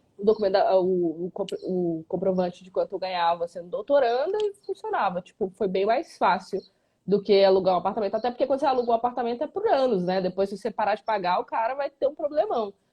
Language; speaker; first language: Portuguese; native; Portuguese